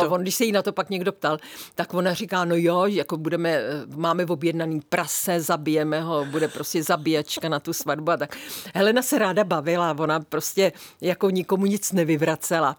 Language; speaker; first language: Czech; native; Czech